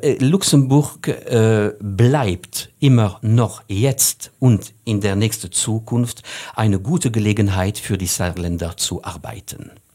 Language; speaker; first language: German; non-native, fluent; French